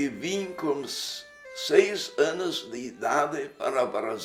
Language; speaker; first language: Portuguese; early bilingual, other home language; Low German